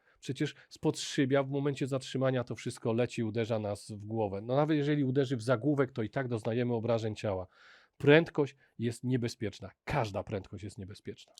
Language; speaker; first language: Polish; native; Polish